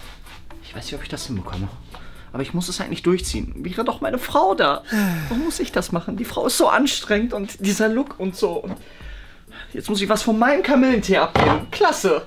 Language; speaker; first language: German; native; German